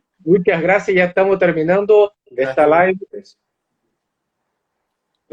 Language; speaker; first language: Spanish; non-native, fluent; Portuguese